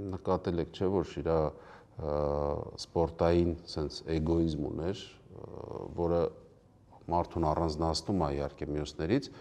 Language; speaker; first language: Armenian; native; Armenian